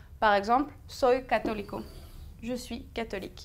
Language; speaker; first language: French; native; French